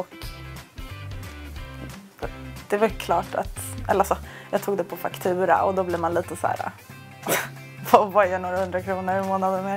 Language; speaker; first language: Swedish; native; Swedish